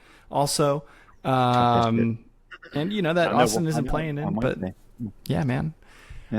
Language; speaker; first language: English; native; English